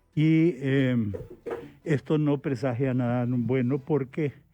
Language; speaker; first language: Spanish; native; Spanish